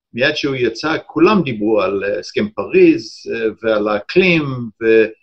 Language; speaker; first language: Hebrew; non-native, fluent; English